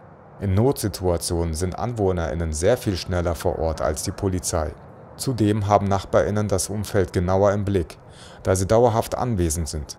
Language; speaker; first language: German; native; German